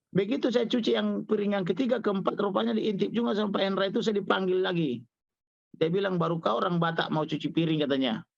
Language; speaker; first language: Indonesian; non-native, local second language; Batak Toba